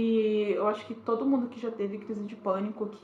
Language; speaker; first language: Portuguese; native; Portuguese